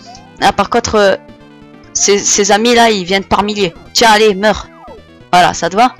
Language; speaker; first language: French; native; French